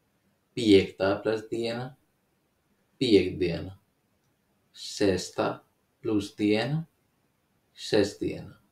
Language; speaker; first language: Latvian; non-native, learner; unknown